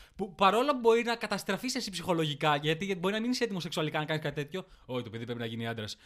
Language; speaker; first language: Greek; native; Greek